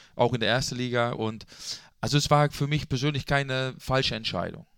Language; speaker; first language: German; non-native, fluent; Dutch